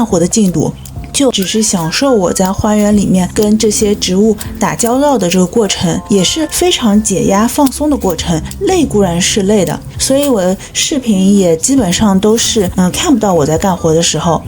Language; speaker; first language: Chinese; native; Chinese